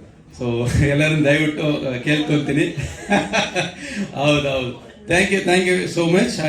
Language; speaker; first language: Kannada; non-native, learner; Tamil